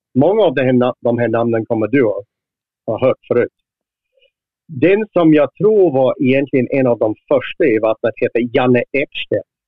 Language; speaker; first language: Swedish; non-native, fluent; English